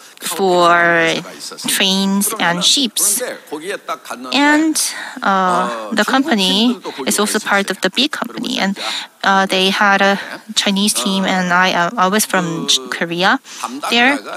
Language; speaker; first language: English; non-native, fluent; Korean